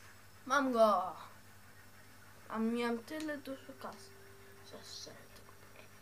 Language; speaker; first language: Polish; early bilingual, heritage; Dutch